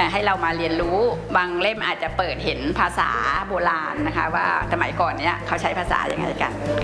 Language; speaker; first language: Thai; native; Thai